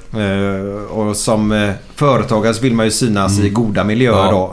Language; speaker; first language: Swedish; native; Swedish